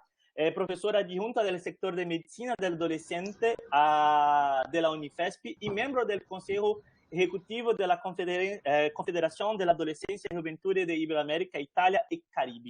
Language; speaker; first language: Spanish; non-native, fluent; Portuguese